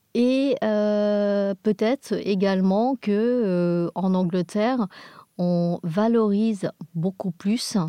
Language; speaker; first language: French; non-native, fluent; English